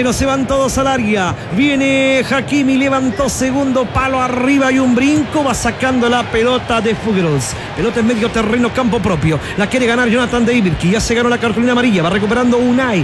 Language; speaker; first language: Spanish; native; Spanish